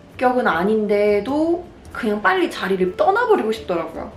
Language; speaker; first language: Korean; native; Korean